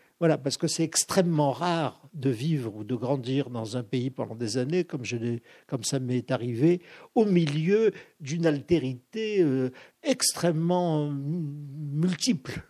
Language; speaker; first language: French; native; French